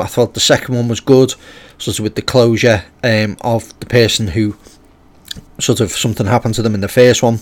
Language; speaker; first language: English; native; English